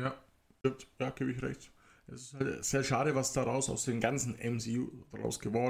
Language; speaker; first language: German; native; German